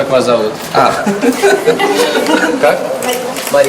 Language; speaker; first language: Russian; early bilingual, heritage; Russian